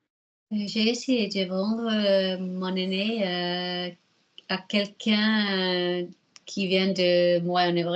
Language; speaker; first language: French; non-native, learner; English